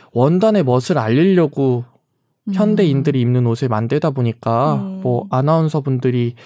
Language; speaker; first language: Korean; native; Korean